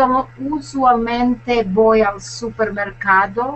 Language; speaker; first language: Spanish; non-native, learner; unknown